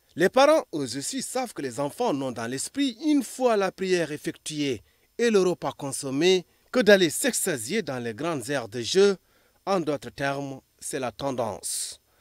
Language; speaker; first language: French; non-native, local second language; Fula